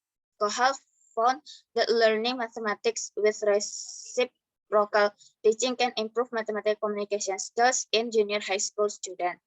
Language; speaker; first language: English; non-native, learner; Indonesian